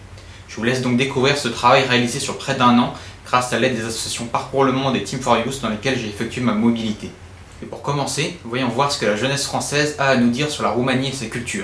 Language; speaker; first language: French; native; French